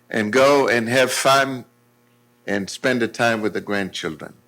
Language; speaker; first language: English; non-native, fluent; Hebrew